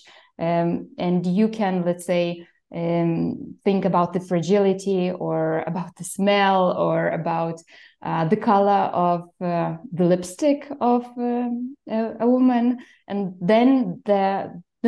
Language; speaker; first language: English; non-native, fluent; Lithuanian